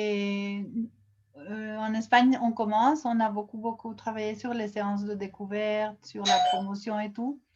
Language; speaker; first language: French; non-native, fluent; Spanish